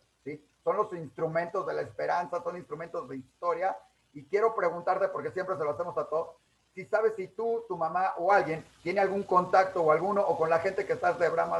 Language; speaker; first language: Spanish; native; Spanish